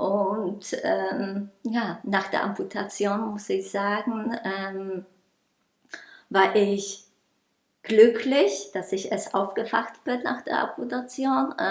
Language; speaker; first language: German; non-native, local second language; Polish